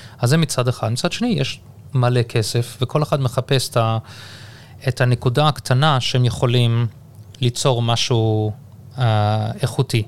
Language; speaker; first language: Hebrew; early bilingual, heritage; Hebrew